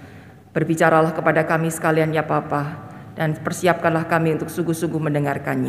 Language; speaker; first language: Indonesian; native; Indonesian